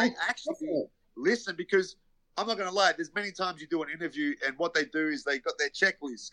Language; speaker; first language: English; native; English